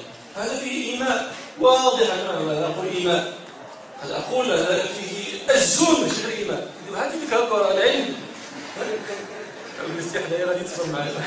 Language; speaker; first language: Arabic; native; Arabic